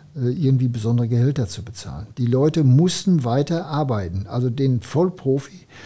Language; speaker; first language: German; native; German